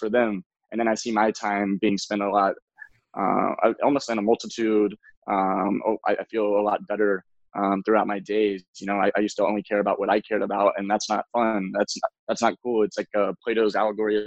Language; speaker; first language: English; native; English